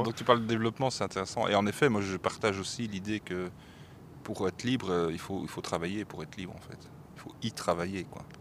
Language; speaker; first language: French; native; French